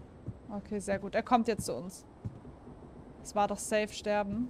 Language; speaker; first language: German; native; German